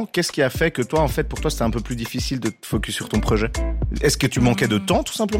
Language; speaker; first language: French; native; French